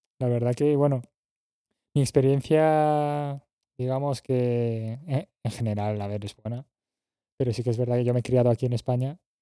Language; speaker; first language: Spanish; native; Spanish